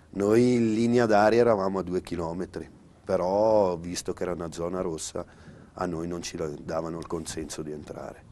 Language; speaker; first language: Italian; native; Italian